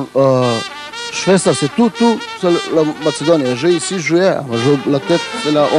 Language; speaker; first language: French; non-native, learner; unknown